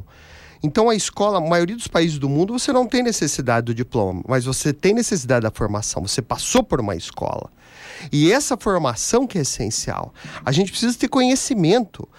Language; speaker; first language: Portuguese; native; Portuguese